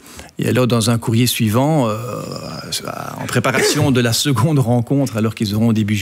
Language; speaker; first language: French; native; French